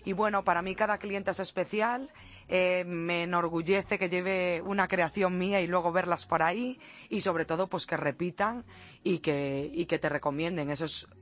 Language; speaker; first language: Spanish; native; Spanish